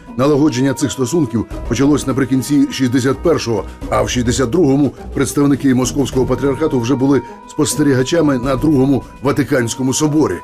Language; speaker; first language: Ukrainian; native; Ukrainian